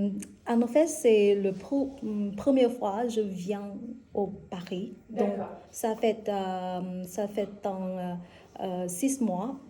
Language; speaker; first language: French; non-native, learner; Vietnamese